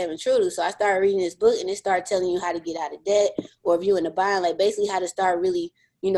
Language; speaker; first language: English; native; English